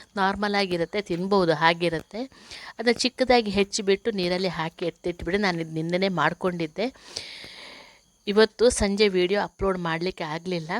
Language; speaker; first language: Kannada; non-native, local second language; Tulu